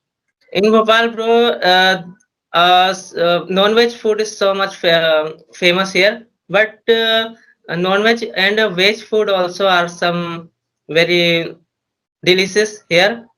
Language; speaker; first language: English; non-native, learner; Hindi